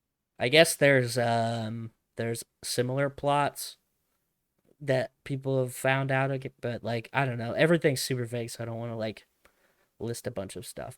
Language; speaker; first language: English; native; English